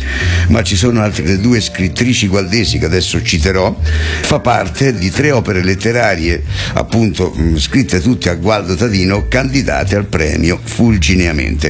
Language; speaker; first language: Italian; native; Italian